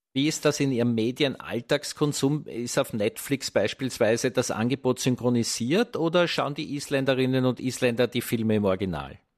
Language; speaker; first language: German; native; German